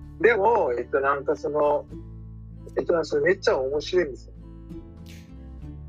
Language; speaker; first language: Japanese; non-native, fluent; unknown